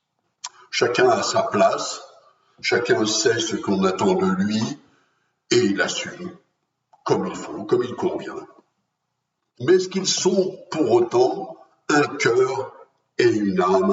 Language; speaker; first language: French; native; French